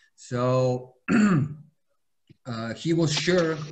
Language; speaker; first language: English; non-native, fluent; Serbian